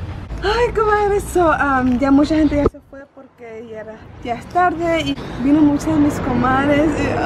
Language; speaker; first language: Spanish; early bilingual, heritage; Spanish